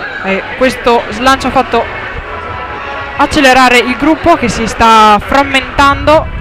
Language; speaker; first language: Italian; native; Italian